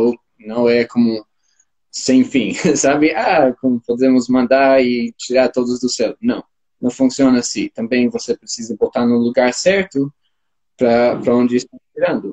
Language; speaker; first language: Portuguese; non-native, fluent; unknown